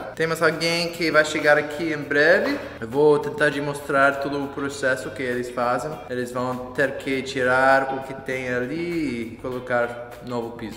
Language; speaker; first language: Portuguese; non-native, learner; English